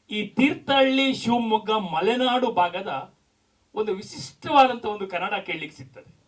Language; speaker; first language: Kannada; native; Kannada